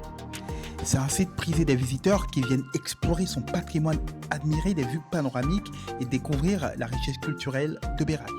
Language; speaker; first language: French; native; French